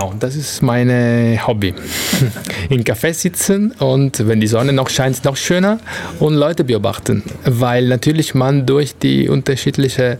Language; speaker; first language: German; non-native, fluent; Italian